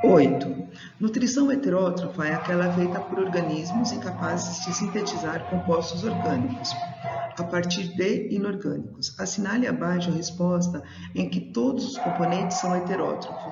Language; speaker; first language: Portuguese; native; Portuguese